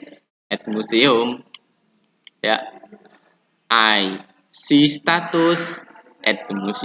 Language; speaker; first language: English; non-native, learner; Indonesian